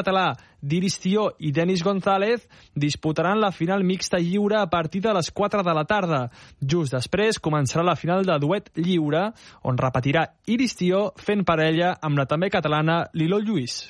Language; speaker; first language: Catalan; native; Catalan